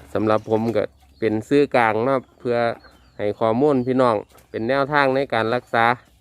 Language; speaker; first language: Thai; native; Thai